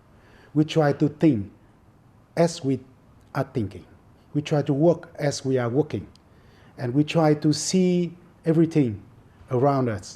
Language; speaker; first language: English; non-native, fluent; Vietnamese